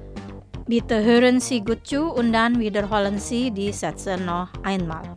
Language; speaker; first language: German; non-native, fluent; Indonesian